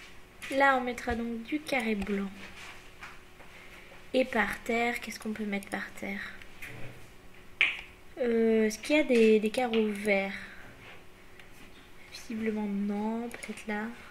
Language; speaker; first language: French; native; French